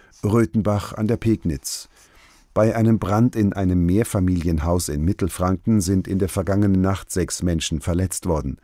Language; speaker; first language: German; native; German